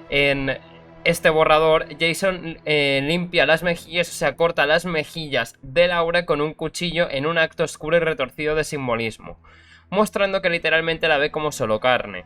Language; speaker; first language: Spanish; native; Spanish